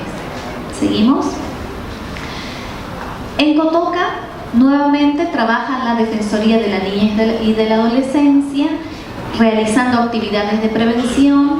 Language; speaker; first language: Spanish; native; Spanish